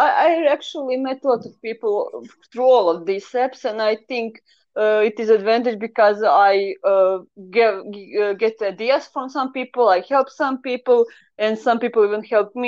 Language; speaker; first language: English; non-native, learner; Croatian